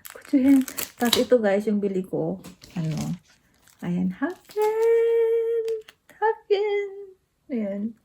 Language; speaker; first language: Filipino; native; Filipino